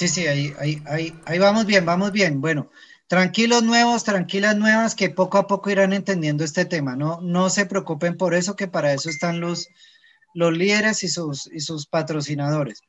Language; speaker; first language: Spanish; native; Spanish